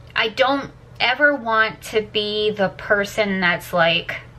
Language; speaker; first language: English; native; English